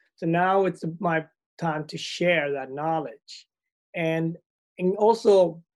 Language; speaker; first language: English; early bilingual, other home language; Swedish